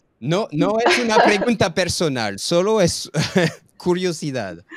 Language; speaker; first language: Spanish; non-native, fluent; English